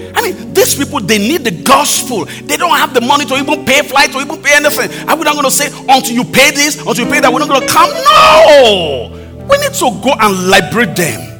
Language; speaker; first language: English; non-native, local second language; Yoruba